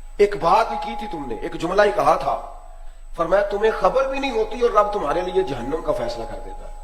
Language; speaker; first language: Urdu; non-native, local second language; Punjabi